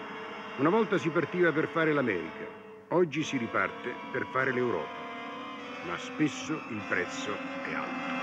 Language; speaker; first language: Italian; native; Italian